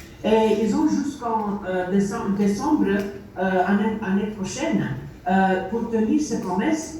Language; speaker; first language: French; non-native, learner; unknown